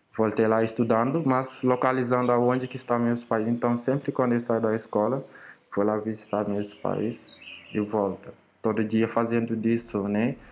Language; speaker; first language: Portuguese; non-native, fluent; Wolof